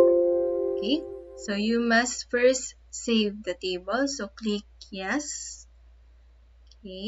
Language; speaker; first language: English; non-native, local second language; Filipino